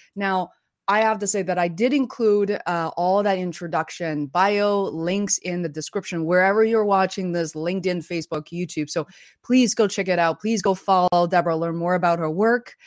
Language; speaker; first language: English; non-native, fluent; Chinese